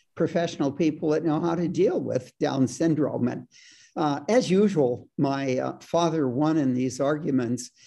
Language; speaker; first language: English; native; English